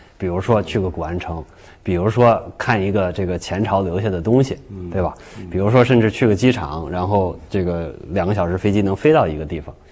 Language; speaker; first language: Chinese; native; Chinese